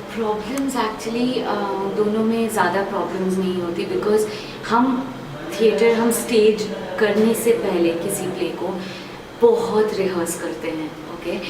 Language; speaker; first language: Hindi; non-native, local second language; Bangla